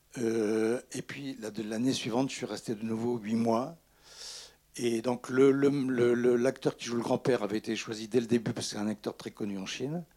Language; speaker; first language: French; native; French